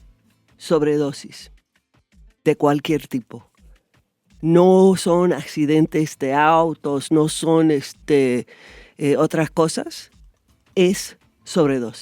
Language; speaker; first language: Spanish; non-native, fluent; English